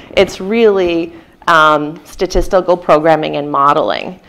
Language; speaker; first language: English; native; English